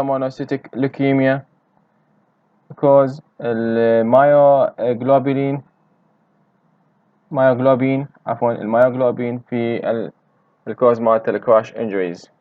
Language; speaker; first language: Arabic; native; Arabic